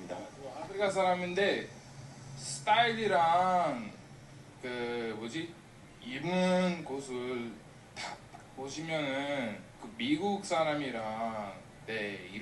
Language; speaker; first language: Korean; non-native, learner; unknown